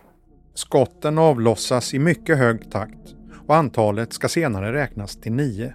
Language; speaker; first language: Swedish; native; Swedish